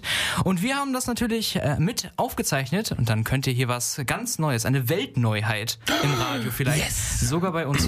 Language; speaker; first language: German; native; German